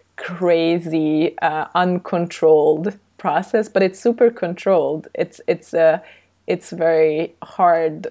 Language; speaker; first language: English; early bilingual, other home language; Hungarian